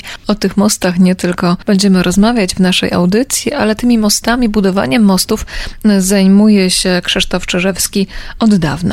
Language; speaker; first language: Polish; native; Polish